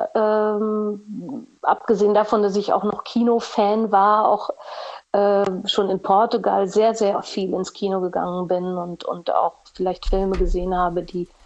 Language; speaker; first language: German; non-native, fluent; Portuguese